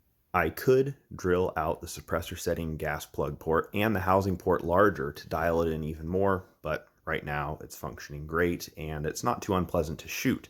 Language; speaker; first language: English; native; English